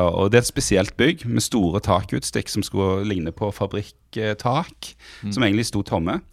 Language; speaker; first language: Norwegian; native; Norwegian